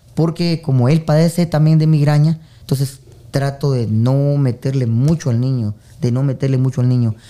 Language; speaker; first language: Spanish; native; Spanish